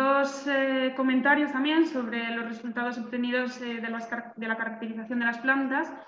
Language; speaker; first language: Spanish; native; Spanish